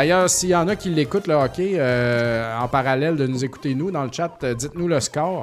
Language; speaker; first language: French; native; French